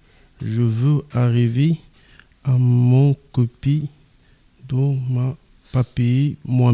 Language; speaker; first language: French; non-native, learner; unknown